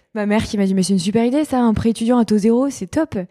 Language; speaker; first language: French; native; French